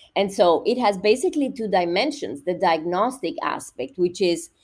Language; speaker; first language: English; non-native, fluent; Spanish